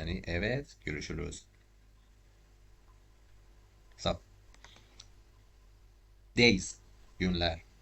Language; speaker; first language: Turkish; non-native, learner; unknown